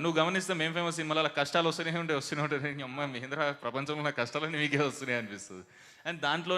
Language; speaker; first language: Telugu; native; Telugu